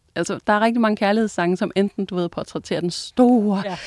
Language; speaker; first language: Danish; native; Danish